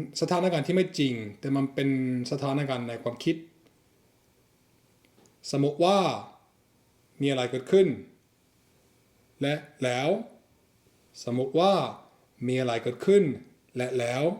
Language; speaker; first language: Thai; non-native, fluent; Norwegian